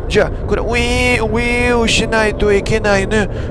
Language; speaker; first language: Japanese; non-native, learner; Russian